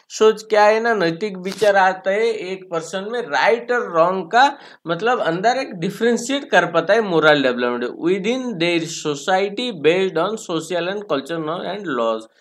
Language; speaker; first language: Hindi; non-native, local second language; Bangla